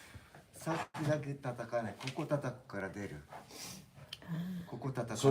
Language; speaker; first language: Japanese; native; Japanese